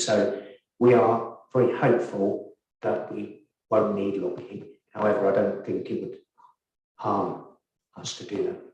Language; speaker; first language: English; native; English